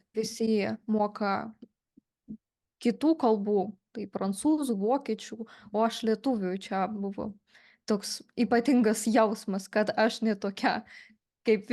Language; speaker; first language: Lithuanian; non-native, fluent; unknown